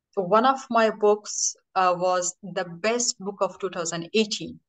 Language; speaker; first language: English; non-native, fluent; Persian